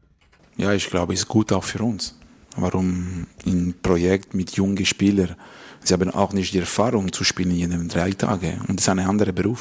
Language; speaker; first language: German; non-native, local second language; French